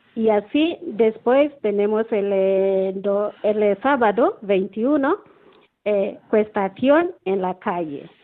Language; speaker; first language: Spanish; non-native, learner; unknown